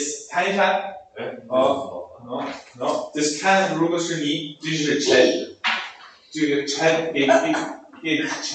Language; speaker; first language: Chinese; non-native, learner; English